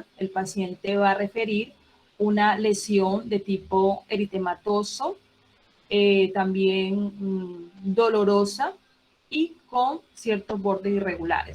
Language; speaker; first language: Spanish; native; Spanish